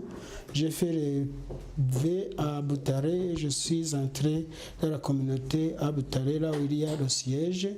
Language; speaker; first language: French; non-native, local second language; Kinyarwanda